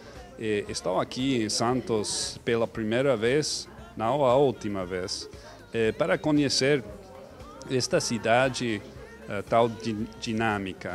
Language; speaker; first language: Portuguese; non-native, fluent; English